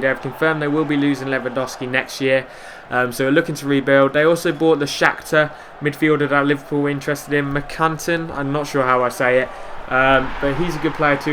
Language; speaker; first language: English; native; English